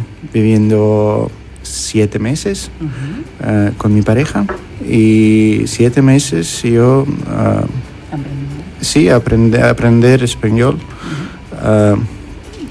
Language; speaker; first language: Spanish; non-native, learner; Russian